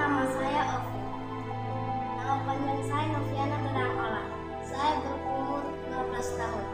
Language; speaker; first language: Indonesian; non-native, local second language; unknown